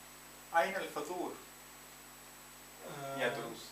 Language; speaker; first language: Arabic; non-native, learner; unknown